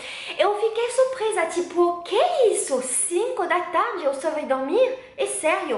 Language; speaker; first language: Portuguese; non-native, learner; French